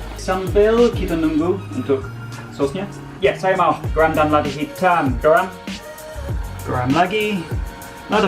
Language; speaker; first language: Indonesian; non-native, fluent; English